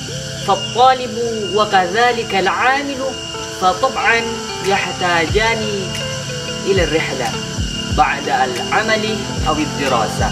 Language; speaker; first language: Arabic; non-native, learner; Indonesian